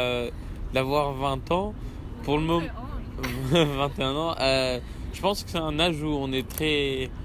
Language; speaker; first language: French; non-native, fluent; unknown